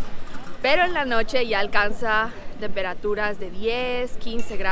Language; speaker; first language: Spanish; non-native, local second language; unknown